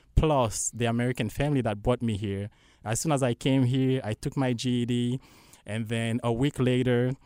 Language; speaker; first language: English; non-native, fluent; Haitian Creole